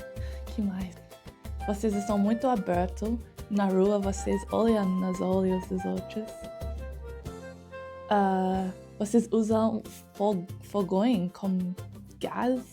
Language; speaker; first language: Portuguese; non-native, learner; English